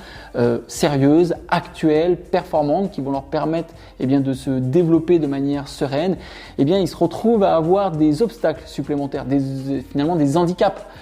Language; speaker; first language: French; native; French